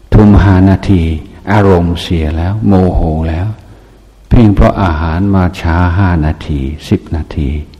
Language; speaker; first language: Thai; non-native, fluent; English